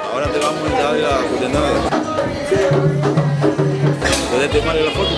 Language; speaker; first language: Spanish; native; Spanish